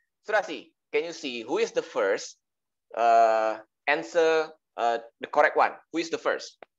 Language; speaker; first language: English; non-native, learner; Indonesian